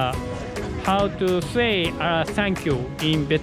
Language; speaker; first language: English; non-native, learner; Japanese